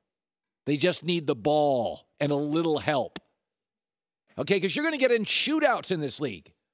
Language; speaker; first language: English; native; English